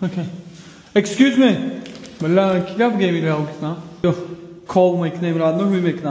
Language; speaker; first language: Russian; non-native, local second language; Tajik